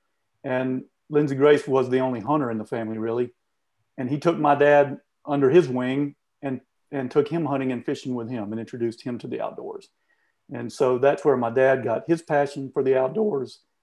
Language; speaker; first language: English; native; English